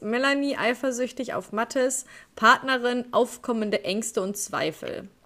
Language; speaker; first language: German; native; German